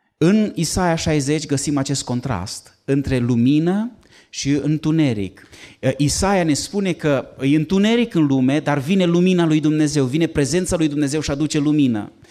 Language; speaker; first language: Romanian; native; Romanian